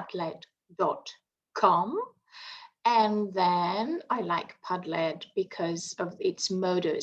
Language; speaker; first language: English; non-native, fluent; Greek